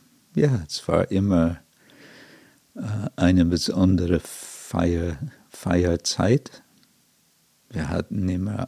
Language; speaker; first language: German; non-native, fluent; English